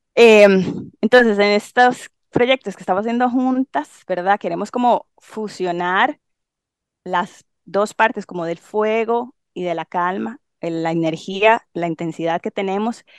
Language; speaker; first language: Spanish; native; Spanish